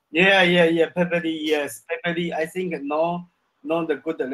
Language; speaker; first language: English; non-native, learner; Chinese